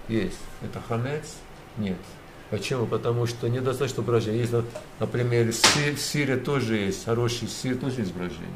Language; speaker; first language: Russian; early bilingual, heritage; Russian